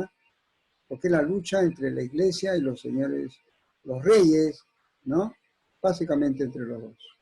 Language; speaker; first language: Spanish; native; Spanish